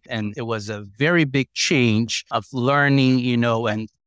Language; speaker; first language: English; non-native, fluent; Portuguese